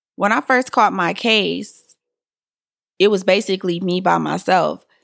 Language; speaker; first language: English; native; English